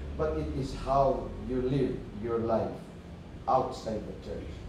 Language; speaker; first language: English; non-native, local second language; Filipino